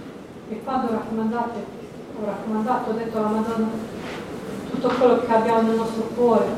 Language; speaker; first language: Italian; non-native, fluent; Croatian